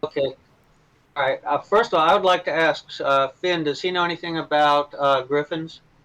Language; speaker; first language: English; native; English